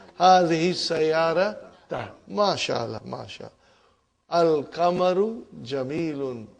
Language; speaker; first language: Arabic; non-native, fluent; English